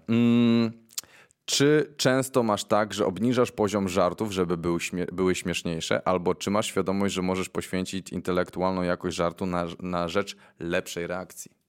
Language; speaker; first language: Polish; native; Polish